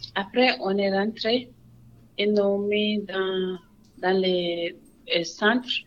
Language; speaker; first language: French; non-native, local second language; Wolof